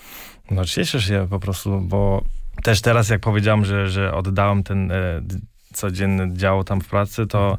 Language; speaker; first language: Polish; early bilingual, heritage; Polish